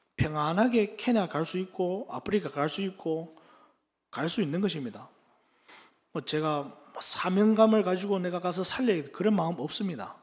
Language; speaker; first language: Korean; early bilingual, heritage; Korean